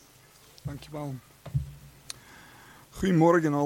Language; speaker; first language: Dutch; non-native, learner; English